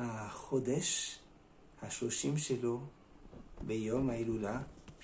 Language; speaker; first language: Hebrew; non-native, fluent; French